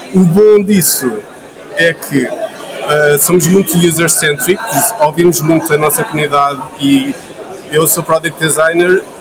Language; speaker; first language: Portuguese; native; Portuguese